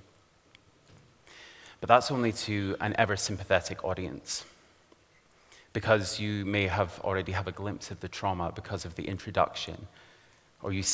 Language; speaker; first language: English; native; English